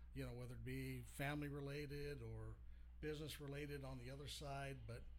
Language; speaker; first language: English; native; English